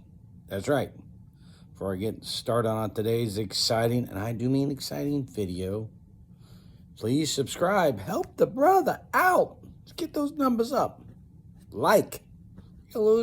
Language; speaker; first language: English; native; English